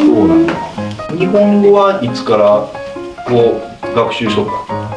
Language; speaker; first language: Japanese; native; Japanese